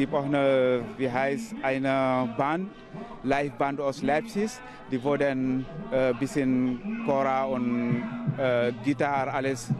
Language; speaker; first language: German; non-native, learner; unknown